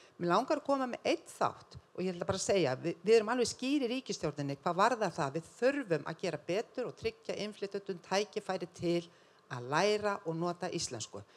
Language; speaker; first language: Icelandic; native; Icelandic